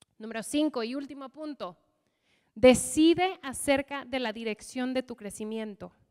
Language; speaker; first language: Spanish; non-native, fluent; English